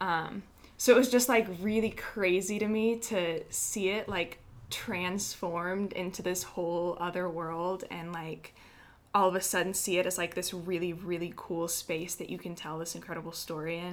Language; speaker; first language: English; native; English